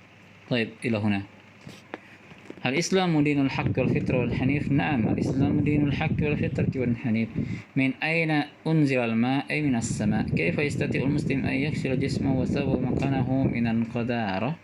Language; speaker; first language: Arabic; non-native, fluent; Indonesian